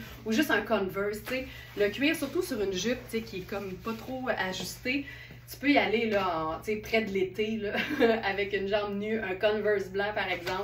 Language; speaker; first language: French; native; French